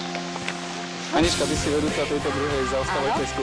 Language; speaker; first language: Slovak; native; Slovak